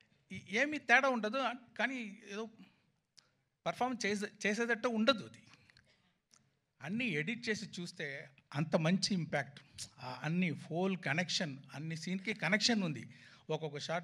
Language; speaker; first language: Telugu; non-native, learner; Tamil